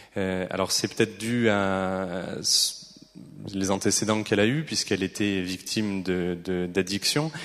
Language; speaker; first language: French; native; French